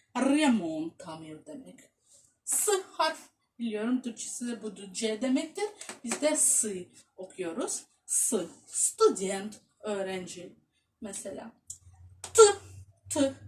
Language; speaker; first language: Turkish; non-native, fluent; Russian